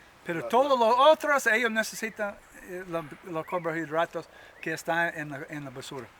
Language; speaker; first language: Spanish; non-native, learner; English